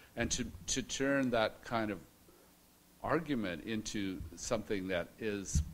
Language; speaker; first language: English; native; English